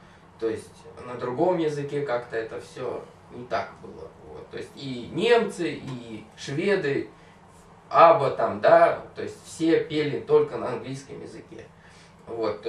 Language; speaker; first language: Russian; native; Russian